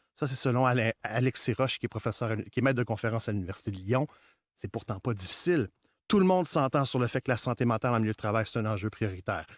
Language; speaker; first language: French; native; French